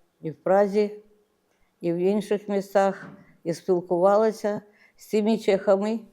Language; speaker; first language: Ukrainian; non-native, local second language; Russian